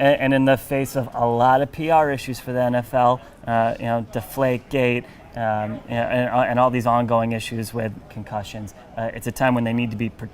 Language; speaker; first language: English; native; English